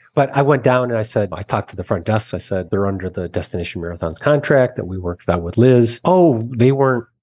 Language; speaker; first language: English; native; English